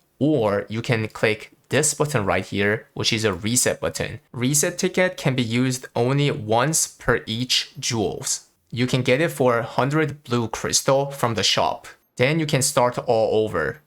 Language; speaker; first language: English; non-native, fluent; Korean